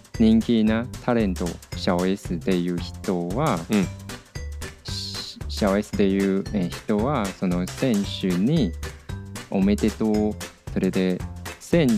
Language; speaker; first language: Japanese; non-native, fluent; Chinese